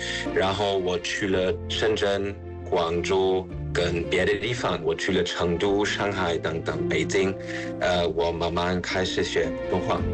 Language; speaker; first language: Chinese; non-native, fluent; German